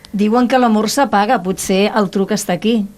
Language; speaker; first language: Catalan; native; Catalan